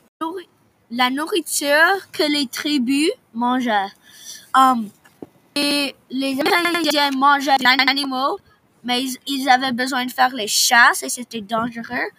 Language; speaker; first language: French; non-native, local second language; English